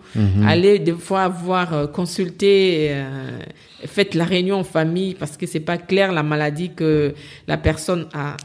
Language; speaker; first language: French; non-native, local second language; Lingala